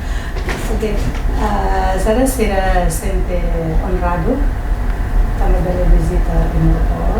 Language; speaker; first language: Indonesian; non-native, learner; Tetum